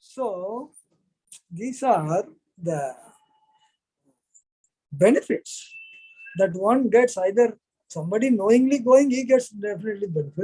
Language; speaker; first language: English; non-native, local second language; Hindi